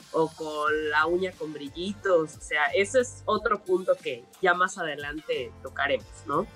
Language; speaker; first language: Spanish; native; Spanish